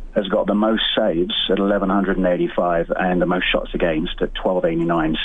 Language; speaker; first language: English; native; English